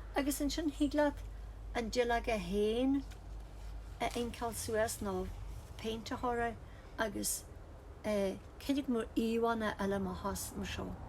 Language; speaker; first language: Irish; native; Irish